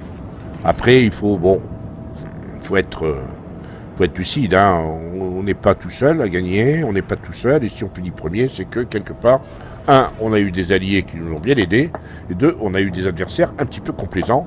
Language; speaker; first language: French; native; French